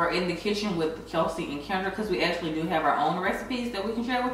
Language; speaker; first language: English; native; English